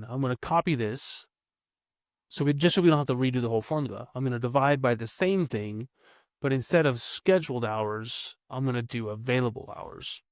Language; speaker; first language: English; native; English